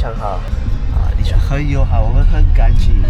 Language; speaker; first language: Chinese; non-native, learner; English